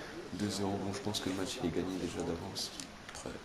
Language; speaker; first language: French; native; French